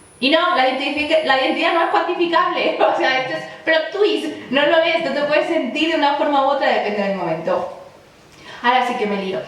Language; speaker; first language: Spanish; early bilingual, other home language; Chinese